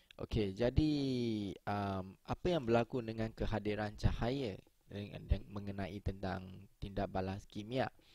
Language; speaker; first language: Malay; native; Malay